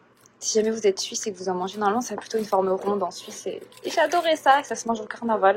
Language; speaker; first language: French; native; French